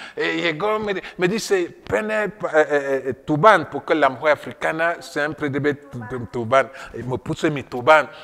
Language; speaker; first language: Spanish; non-native, fluent; French